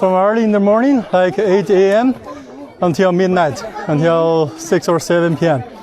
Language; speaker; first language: English; non-native, learner; Chinese